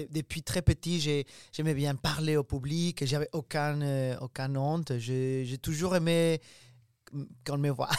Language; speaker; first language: French; non-native, fluent; Spanish